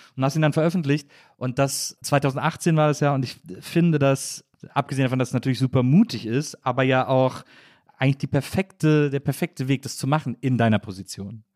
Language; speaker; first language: German; native; German